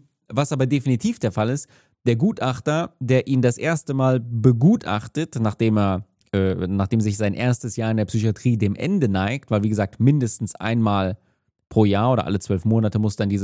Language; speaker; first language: German; native; German